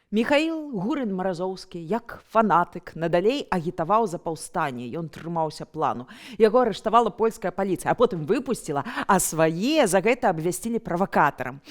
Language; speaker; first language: Belarusian; native; Belarusian